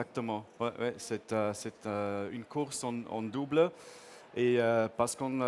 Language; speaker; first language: French; non-native, fluent; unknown